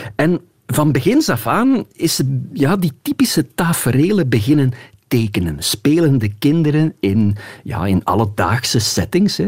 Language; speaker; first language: Dutch; native; Dutch